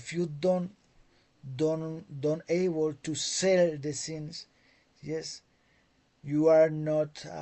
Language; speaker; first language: English; non-native, fluent; Spanish